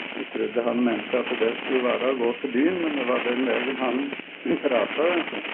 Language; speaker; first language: Norwegian; early bilingual, heritage; Norwegian